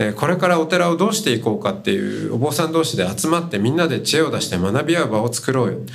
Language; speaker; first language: Japanese; native; Japanese